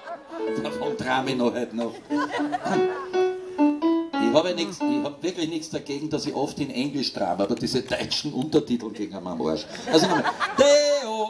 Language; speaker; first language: German; native; German